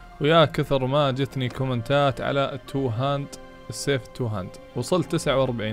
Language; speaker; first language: Arabic; native; Arabic